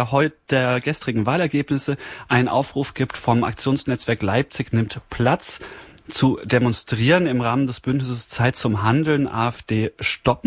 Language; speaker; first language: German; native; German